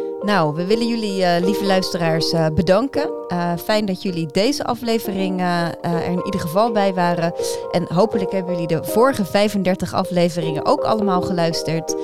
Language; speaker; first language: Dutch; native; Dutch